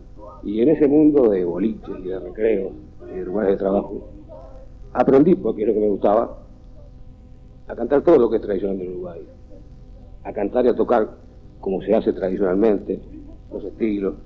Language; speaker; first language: Spanish; native; Spanish